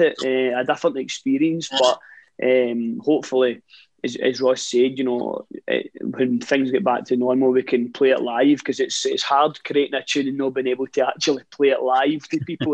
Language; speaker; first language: English; native; English